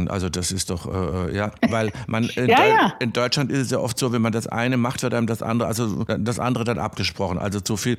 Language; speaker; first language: German; native; German